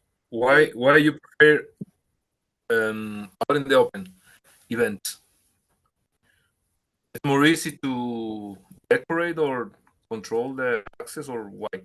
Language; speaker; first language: English; non-native, learner; Spanish